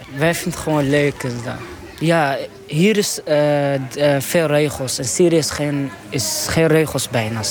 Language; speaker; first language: Dutch; non-native, learner; Arabic